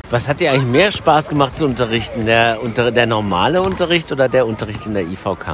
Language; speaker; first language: German; native; German